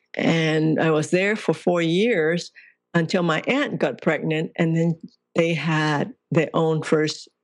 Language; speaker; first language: English; non-native, local second language; Cantonese